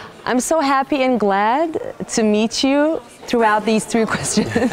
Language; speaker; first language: English; non-native, fluent; Turkish